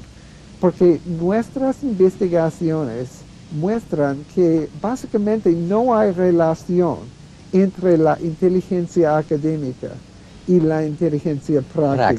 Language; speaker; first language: Spanish; non-native, fluent; English